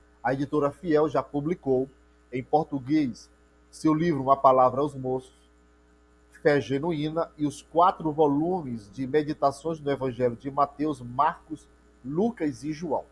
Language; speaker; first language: Portuguese; native; Portuguese